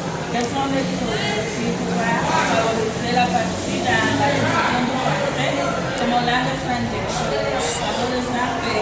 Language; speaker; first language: French; non-native, learner; Spanish